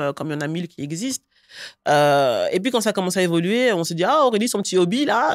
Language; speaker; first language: French; native; French